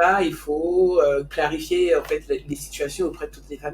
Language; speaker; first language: French; native; French